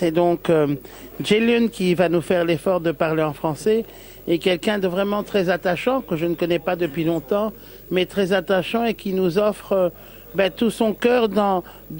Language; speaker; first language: French; native; French